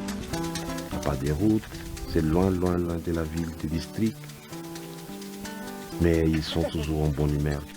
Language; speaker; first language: French; non-native, local second language; Malagasy